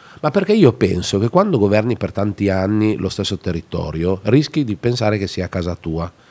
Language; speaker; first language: Italian; native; Italian